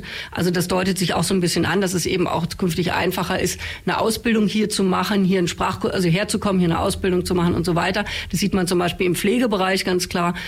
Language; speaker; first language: German; native; German